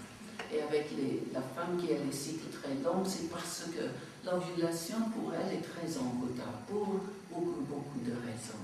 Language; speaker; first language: French; non-native, fluent; English